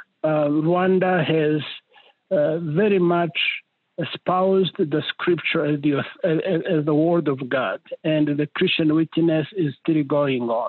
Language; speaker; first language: English; non-native, local second language; Kinyarwanda